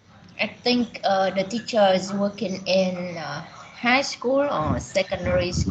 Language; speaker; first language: English; non-native, learner; Vietnamese